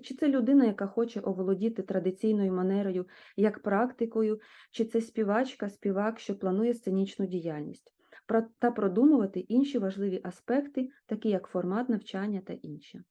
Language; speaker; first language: Ukrainian; native; Ukrainian